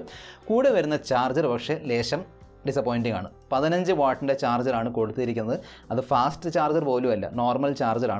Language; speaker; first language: Malayalam; native; Malayalam